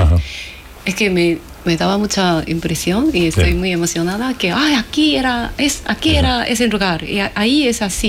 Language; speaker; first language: Spanish; non-native, fluent; Korean